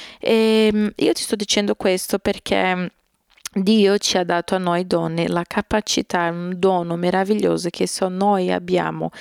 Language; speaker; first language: Italian; non-native, fluent; Portuguese